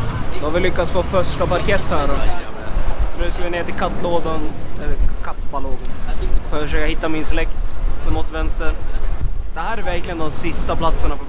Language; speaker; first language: Swedish; native; Swedish